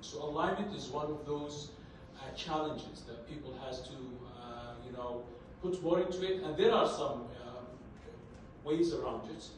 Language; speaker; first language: English; non-native, fluent; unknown